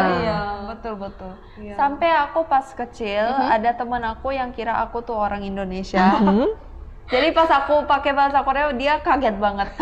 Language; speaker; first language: Indonesian; early bilingual, other home language; Korean